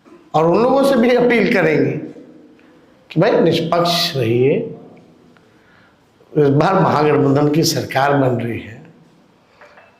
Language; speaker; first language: Hindi; native; Hindi